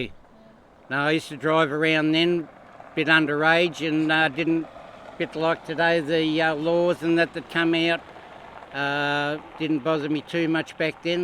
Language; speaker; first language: English; native; English